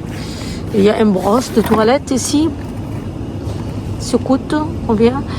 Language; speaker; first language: French; non-native, learner; Arabic